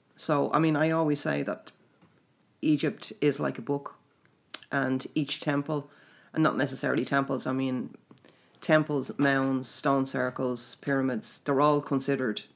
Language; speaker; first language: English; native; English